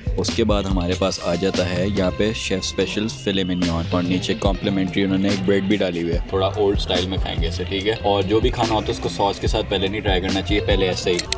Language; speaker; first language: Urdu; native; Urdu